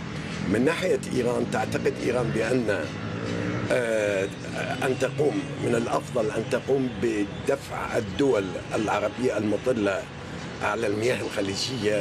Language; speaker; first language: Arabic; non-native, fluent; Persian